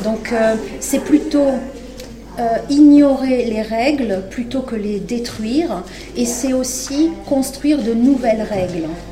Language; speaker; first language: French; native; French